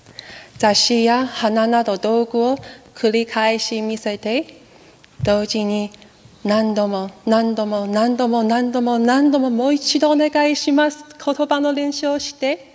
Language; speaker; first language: Japanese; non-native, fluent; Chinese